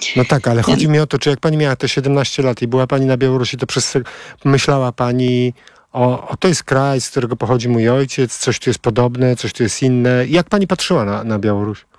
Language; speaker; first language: Polish; native; Polish